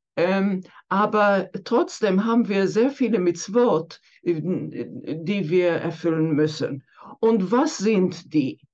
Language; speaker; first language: German; non-native, fluent; Hebrew